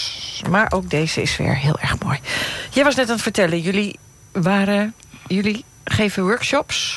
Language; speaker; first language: Dutch; native; Dutch